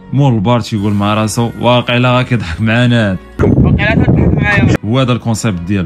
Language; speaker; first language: Arabic; native; Arabic